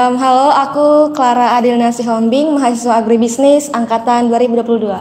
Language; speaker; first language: Indonesian; native; Indonesian